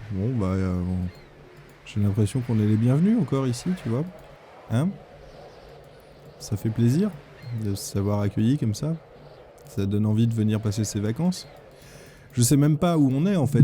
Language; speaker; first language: French; native; French